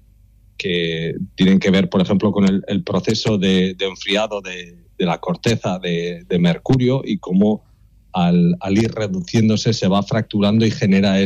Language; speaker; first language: Spanish; native; Spanish